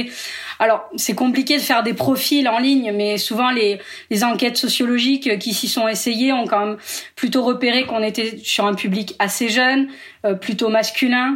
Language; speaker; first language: French; native; French